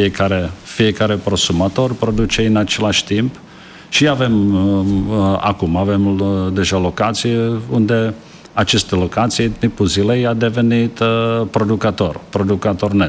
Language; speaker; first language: Romanian; non-native, fluent; Czech